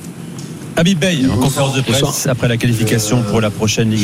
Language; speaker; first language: French; native; French